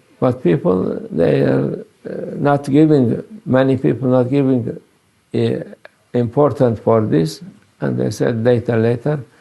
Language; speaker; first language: English; non-native, learner; Turkish